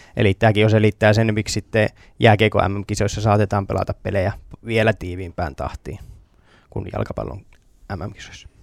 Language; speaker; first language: Finnish; native; Finnish